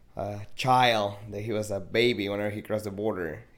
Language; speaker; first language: English; non-native, fluent; Spanish